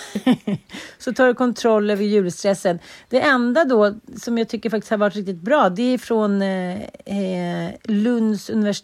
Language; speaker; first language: Swedish; native; Swedish